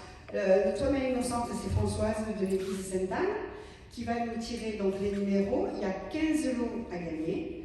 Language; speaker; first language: French; native; French